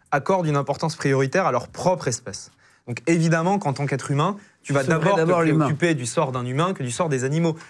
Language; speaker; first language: French; native; French